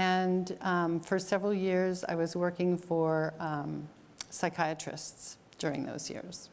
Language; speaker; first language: English; native; English